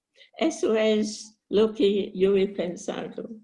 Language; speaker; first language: Spanish; non-native, learner; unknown